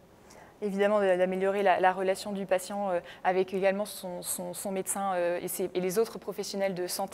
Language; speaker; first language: French; native; French